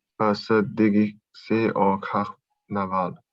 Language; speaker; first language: French; non-native, learner; Chinese